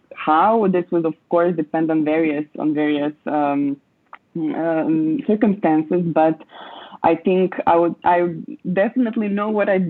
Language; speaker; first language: English; non-native, fluent; Croatian